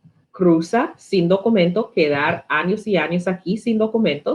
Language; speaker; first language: Spanish; non-native, learner; English